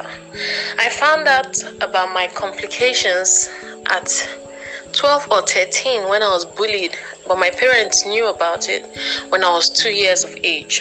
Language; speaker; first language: English; non-native, local second language; Igbo